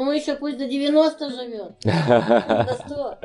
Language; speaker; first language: Russian; native; Russian